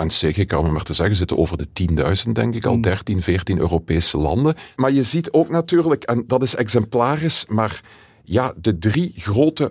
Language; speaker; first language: Dutch; native; Dutch